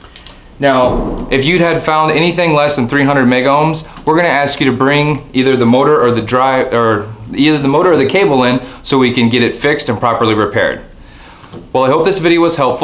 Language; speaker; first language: English; native; English